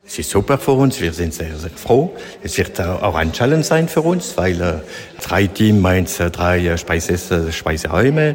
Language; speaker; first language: German; non-native, local second language; French